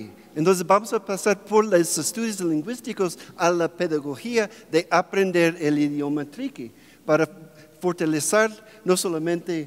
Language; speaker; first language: Spanish; non-native, fluent; English